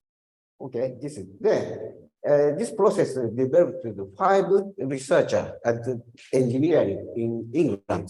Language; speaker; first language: English; non-native, learner; Japanese